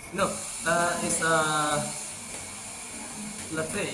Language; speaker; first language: English; non-native, learner; Chinese